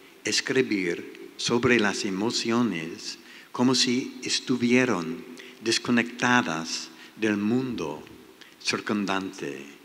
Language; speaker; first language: Spanish; non-native, learner; English